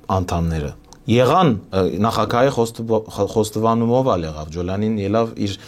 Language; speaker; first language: Armenian; early bilingual, heritage; Armenian